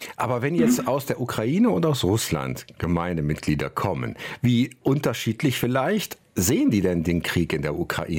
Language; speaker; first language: German; native; German